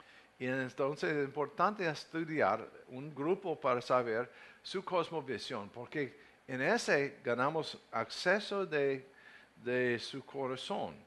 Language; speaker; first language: Spanish; non-native, learner; English